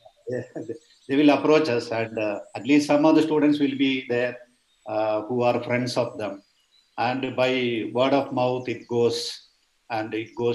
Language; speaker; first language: English; non-native, local second language; Malayalam